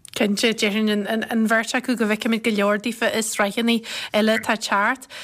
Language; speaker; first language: Irish; native; Irish